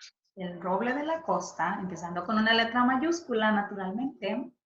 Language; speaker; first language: Spanish; early bilingual, heritage; Spanish